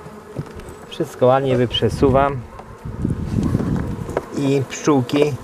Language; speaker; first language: Polish; native; Polish